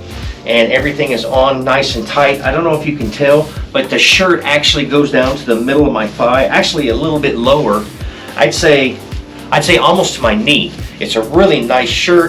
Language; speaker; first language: English; native; English